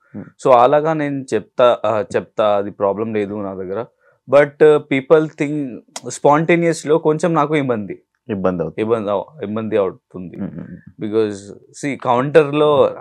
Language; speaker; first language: Telugu; non-native, learner; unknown